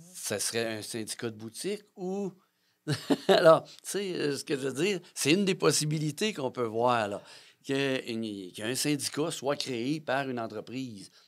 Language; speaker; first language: French; native; French